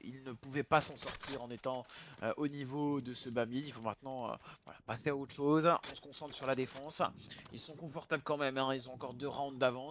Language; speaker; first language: French; native; French